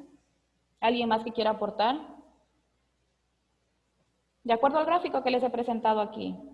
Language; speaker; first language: Spanish; native; Spanish